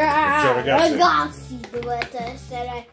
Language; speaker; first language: Italian; early bilingual, other home language; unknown